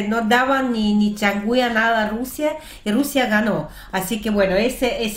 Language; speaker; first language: Spanish; early bilingual, heritage; Russian